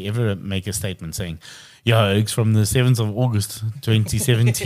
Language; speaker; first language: English; native; English